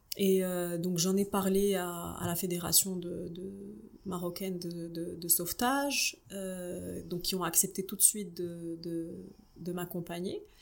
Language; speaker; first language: French; non-native, local second language; Arabic